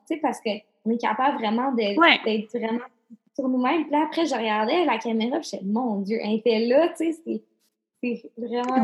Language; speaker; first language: French; native; French